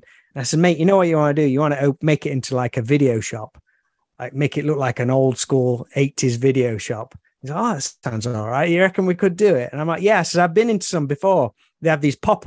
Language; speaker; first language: English; native; English